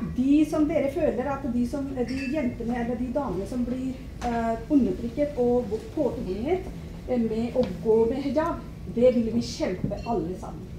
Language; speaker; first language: Norwegian; non-native, fluent; Punjabi